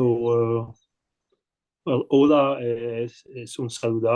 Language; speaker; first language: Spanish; non-native, learner; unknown